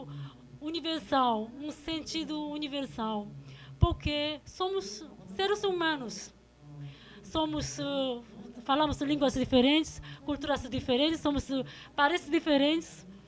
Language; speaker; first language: Portuguese; non-native, fluent; Korean